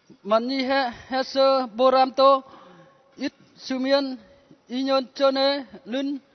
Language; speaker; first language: Korean; non-native, learner; Vietnamese